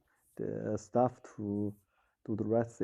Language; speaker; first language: English; non-native, learner; Chinese